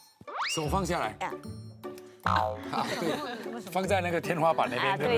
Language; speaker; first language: Chinese; native; Chinese